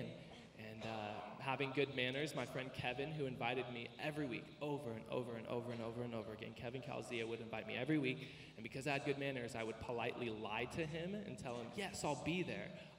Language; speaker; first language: English; native; English